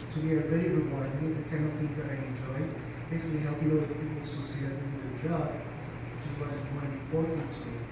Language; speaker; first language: English; non-native, fluent; Spanish